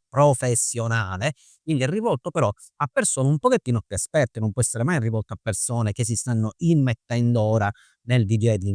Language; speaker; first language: Italian; native; Italian